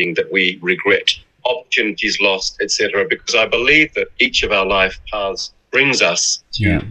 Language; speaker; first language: English; native; English